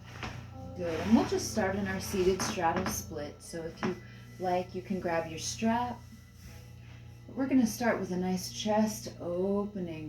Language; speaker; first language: English; native; English